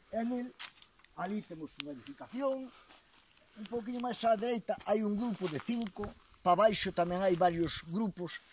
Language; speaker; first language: Galician; native; Galician